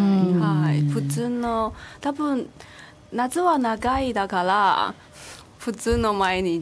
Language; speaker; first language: Japanese; non-native, learner; Chinese